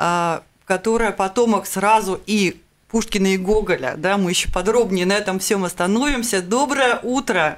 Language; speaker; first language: Russian; native; Russian